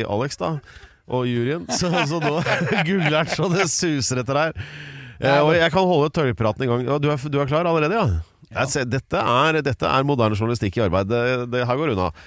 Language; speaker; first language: Norwegian; native; Norwegian